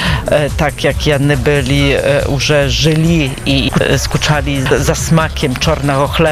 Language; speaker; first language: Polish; non-native, local second language; Belarusian